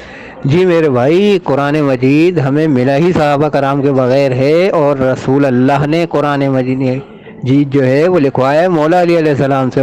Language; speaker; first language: Urdu; native; Urdu